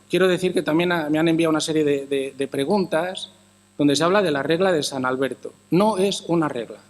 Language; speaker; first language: Spanish; native; Spanish